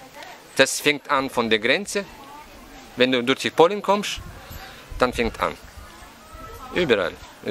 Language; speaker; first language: German; non-native, fluent; Russian